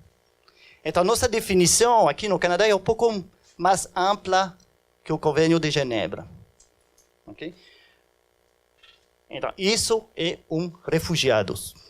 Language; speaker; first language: Portuguese; non-native, fluent; French